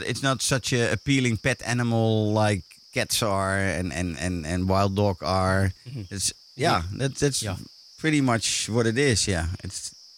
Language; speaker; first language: English; non-native, fluent; Dutch